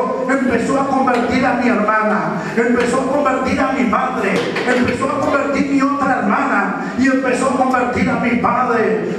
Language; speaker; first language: Spanish; native; Spanish